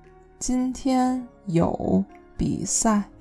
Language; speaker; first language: Chinese; non-native, learner; English